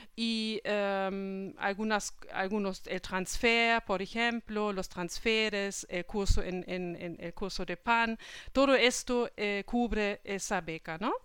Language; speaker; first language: Spanish; non-native, fluent; German